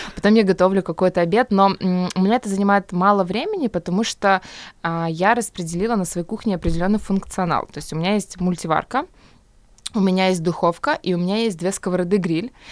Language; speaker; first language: Russian; native; Russian